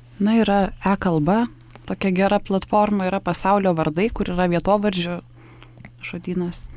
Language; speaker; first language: Lithuanian; native; Lithuanian